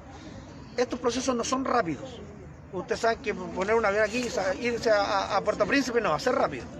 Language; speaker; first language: Spanish; native; Spanish